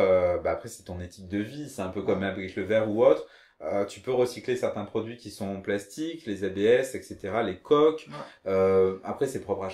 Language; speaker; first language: French; native; French